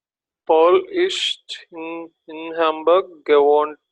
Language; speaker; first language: German; non-native, learner; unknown